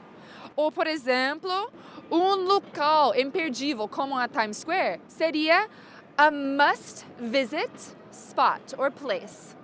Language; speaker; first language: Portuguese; non-native, fluent; English